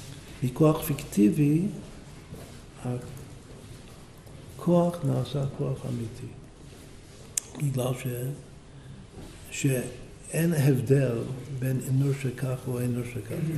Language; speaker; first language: Hebrew; non-native, fluent; English